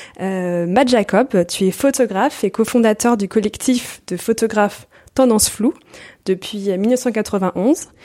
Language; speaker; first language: French; native; French